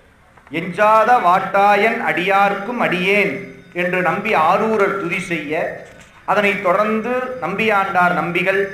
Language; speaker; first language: Tamil; native; Tamil